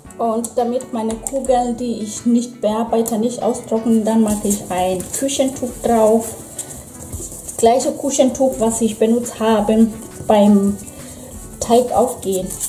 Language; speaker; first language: German; non-native, fluent; Swahili